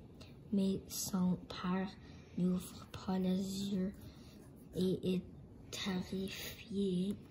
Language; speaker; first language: French; non-native, learner; English